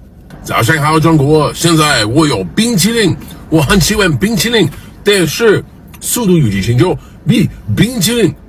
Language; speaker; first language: Chinese; non-native, learner; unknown